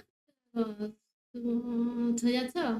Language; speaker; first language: Nepali; native; Nepali